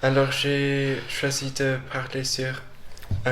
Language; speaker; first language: French; non-native, fluent; English